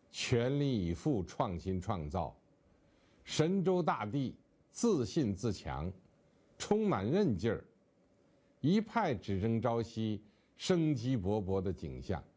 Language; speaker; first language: Chinese; native; Chinese